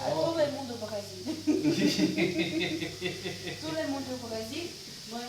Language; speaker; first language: French; non-native, learner; Portuguese